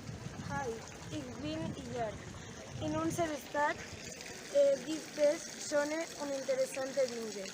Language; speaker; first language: German; non-native, learner; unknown